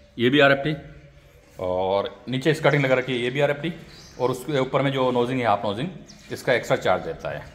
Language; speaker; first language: Hindi; native; Hindi